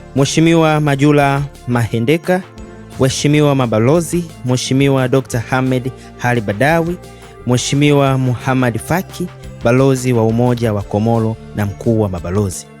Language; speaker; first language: Swahili; native; Swahili